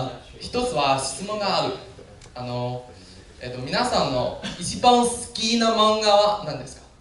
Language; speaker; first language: Japanese; non-native, learner; Chinese